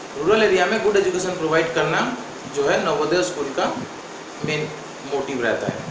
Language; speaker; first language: Hindi; non-native, local second language; Odia